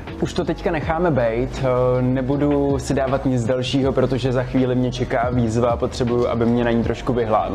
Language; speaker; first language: Czech; native; Czech